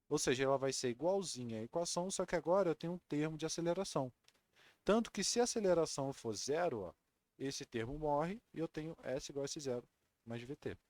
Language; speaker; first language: Portuguese; native; Portuguese